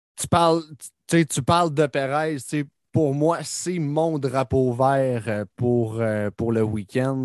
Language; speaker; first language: French; native; French